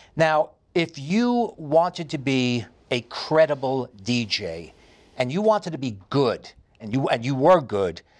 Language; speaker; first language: English; native; English